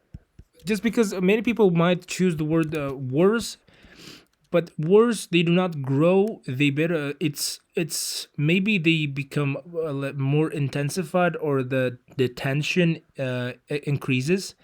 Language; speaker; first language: English; non-native, fluent; Uzbek